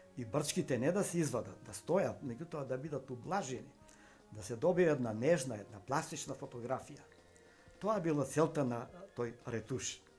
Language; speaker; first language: Macedonian; native; Macedonian